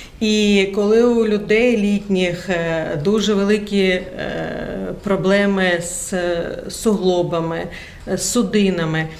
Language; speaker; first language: Ukrainian; non-native, local second language; Russian